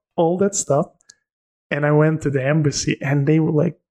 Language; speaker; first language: English; non-native, fluent; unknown